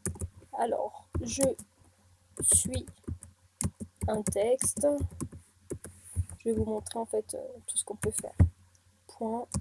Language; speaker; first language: French; native; French